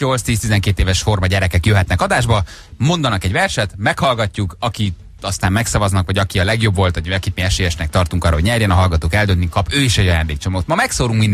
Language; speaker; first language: Hungarian; native; Hungarian